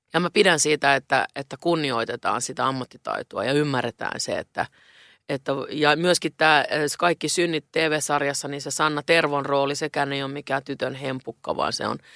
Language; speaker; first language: Finnish; non-native, local second language; Swedish